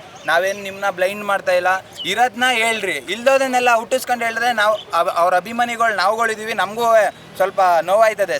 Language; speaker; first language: Kannada; native; Kannada